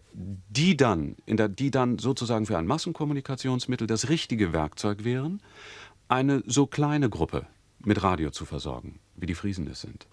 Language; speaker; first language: German; native; German